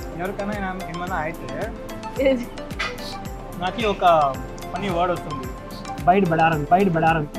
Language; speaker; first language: Telugu; non-native, learner; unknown